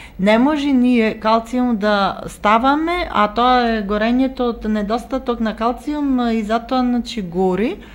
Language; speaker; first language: Macedonian; native; Macedonian